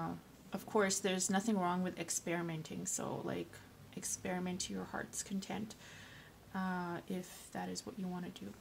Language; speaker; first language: English; native; English